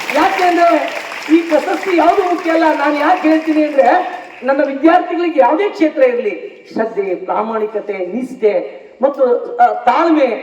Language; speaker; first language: Kannada; native; Kannada